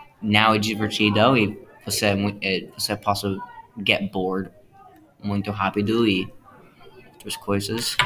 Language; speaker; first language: Portuguese; non-native, learner; English